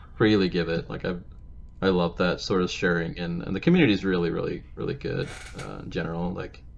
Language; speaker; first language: English; native; English